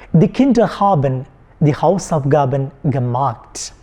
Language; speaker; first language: German; non-native, fluent; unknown